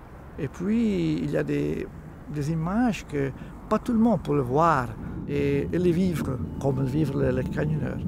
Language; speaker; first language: French; non-native, local second language; Italian